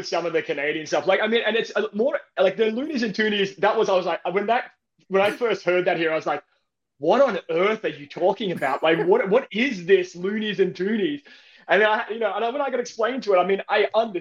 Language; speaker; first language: English; native; English